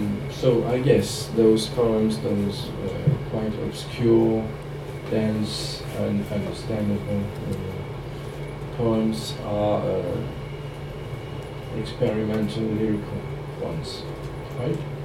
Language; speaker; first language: English; non-native, fluent; French